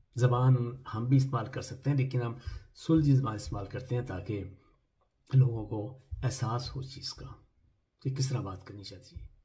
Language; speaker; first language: Urdu; non-native, local second language; Punjabi